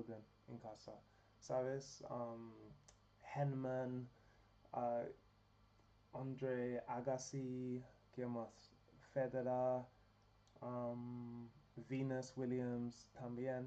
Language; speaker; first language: Spanish; non-native, learner; English